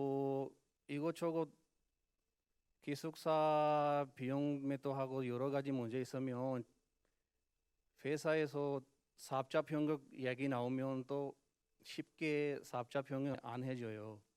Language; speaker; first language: Korean; non-native, learner; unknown